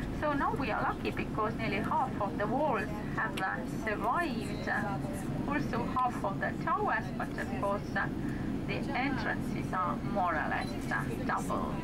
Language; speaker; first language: English; non-native, fluent; Estonian